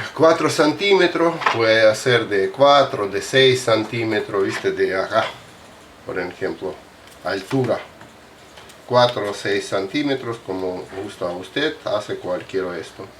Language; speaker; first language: Spanish; non-native, fluent; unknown